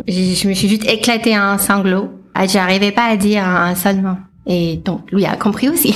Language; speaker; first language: French; non-native, fluent; English